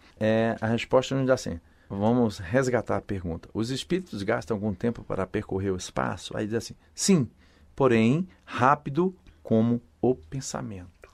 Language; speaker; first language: Portuguese; native; Portuguese